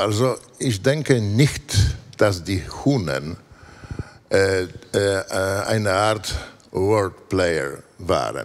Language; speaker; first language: German; non-native, fluent; Polish